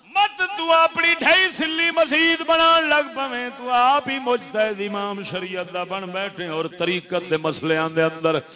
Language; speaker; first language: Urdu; non-native, local second language; Punjabi